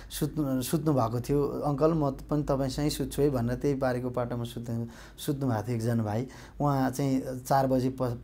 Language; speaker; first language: Nepali; native; Nepali